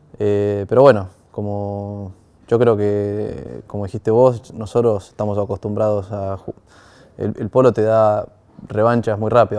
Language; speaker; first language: Spanish; native; Spanish